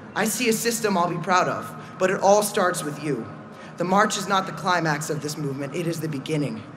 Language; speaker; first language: English; native; English